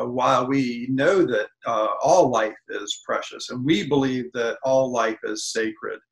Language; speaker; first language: English; native; English